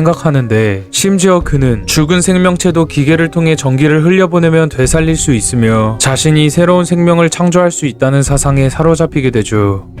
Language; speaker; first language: Korean; native; Korean